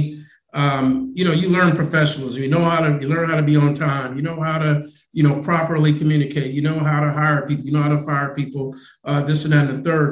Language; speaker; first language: English; native; English